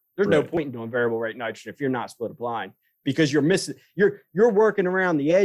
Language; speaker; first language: English; native; English